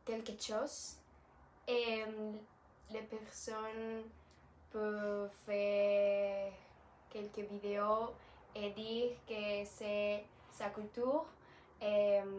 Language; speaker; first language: French; non-native, learner; Spanish